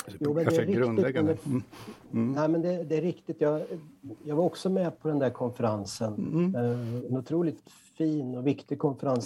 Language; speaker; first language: Swedish; native; Swedish